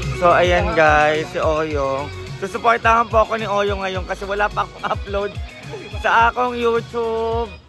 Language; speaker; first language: Filipino; non-native, local second language; Cebuano